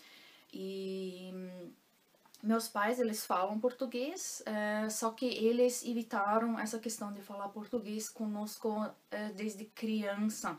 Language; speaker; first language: Portuguese; non-native, local second language; German